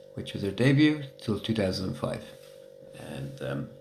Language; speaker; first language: English; native; English